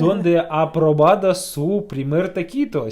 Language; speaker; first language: Spanish; non-native, fluent; Russian